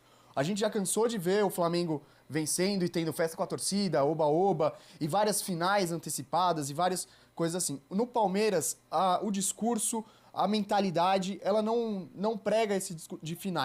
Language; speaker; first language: Portuguese; native; Portuguese